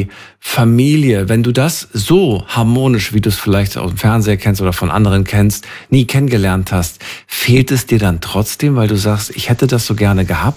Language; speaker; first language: German; native; German